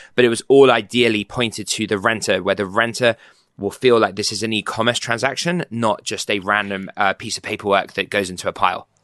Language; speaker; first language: English; native; English